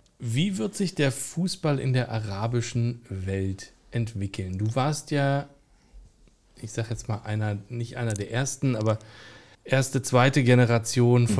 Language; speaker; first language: German; native; German